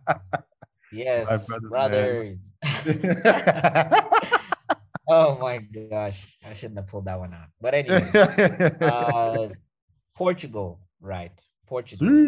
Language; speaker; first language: English; non-native, fluent; Portuguese